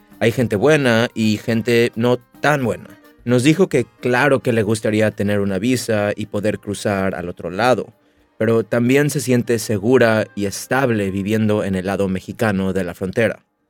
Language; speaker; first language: Spanish; native; Spanish